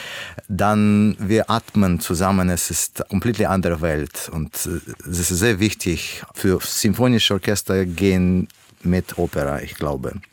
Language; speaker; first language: German; non-native, learner; Russian